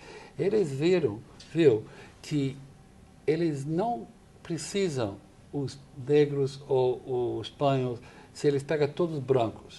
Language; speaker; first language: Portuguese; non-native, fluent; English